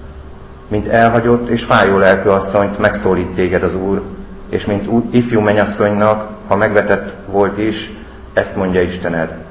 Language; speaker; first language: Hungarian; native; Hungarian